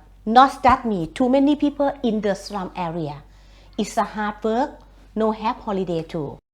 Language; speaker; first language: English; non-native, learner; Thai